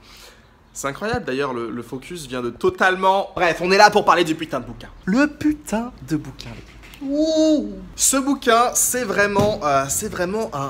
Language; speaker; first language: French; native; French